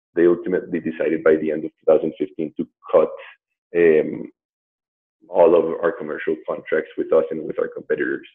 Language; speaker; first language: English; non-native, fluent; Spanish